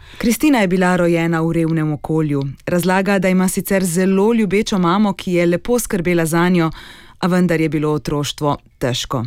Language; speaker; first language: Slovenian; native; Slovenian